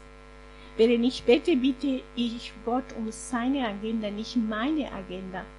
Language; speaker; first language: German; non-native, fluent; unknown